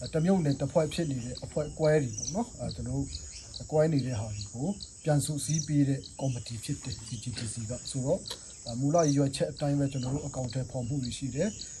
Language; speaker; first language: Burmese; non-native, local second language; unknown